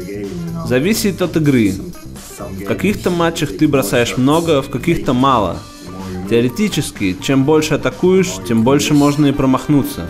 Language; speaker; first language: Russian; non-native, local second language; Estonian